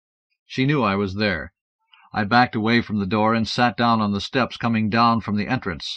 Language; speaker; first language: English; native; English